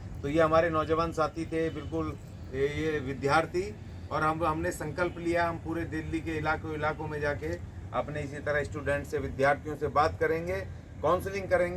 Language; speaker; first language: Hindi; native; Hindi